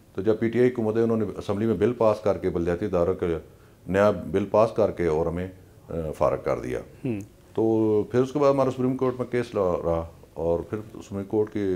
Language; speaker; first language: Urdu; non-native, local second language; Punjabi